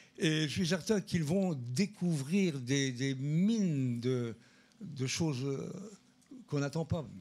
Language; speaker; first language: French; native; French